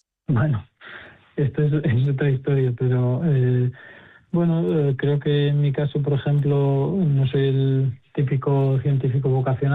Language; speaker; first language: Spanish; native; Spanish